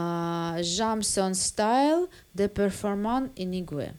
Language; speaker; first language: French; non-native, learner; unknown